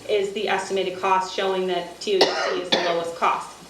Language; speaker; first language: English; native; English